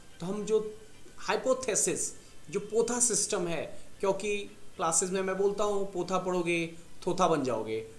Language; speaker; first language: Hindi; native; Hindi